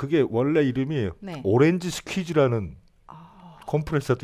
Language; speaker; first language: Korean; native; Korean